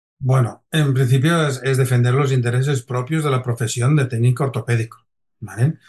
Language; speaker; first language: Spanish; non-native, local second language; Catalan